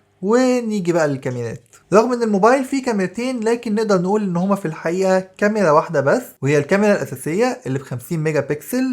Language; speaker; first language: Arabic; native; Arabic